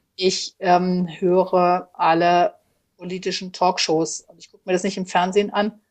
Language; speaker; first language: German; native; German